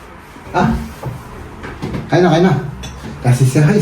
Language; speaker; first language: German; non-native, fluent; Filipino